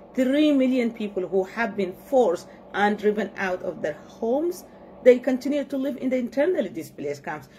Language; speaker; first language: English; non-native, fluent; Arabic